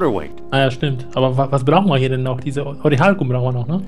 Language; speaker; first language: German; native; German